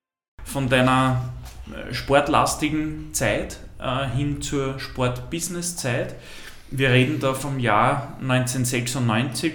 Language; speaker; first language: German; native; German